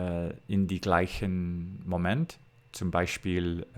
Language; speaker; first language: German; non-native, learner; English